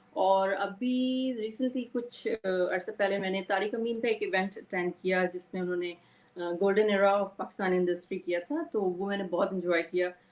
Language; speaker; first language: Urdu; native; Urdu